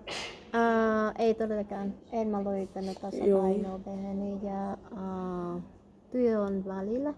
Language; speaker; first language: Finnish; non-native, learner; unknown